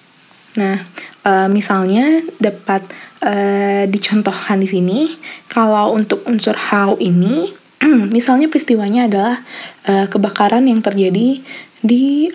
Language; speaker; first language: Indonesian; native; Indonesian